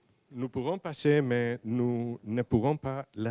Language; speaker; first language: French; non-native, learner; Greek